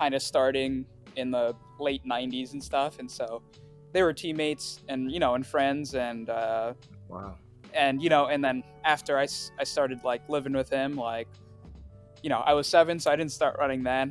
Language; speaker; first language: English; early bilingual, other home language; Swahili